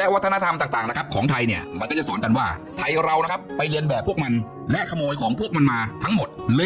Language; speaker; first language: Thai; native; Thai